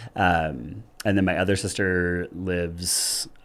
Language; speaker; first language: English; early bilingual, other home language; German